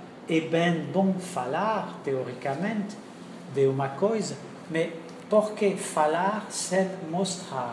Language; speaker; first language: Portuguese; non-native, fluent; French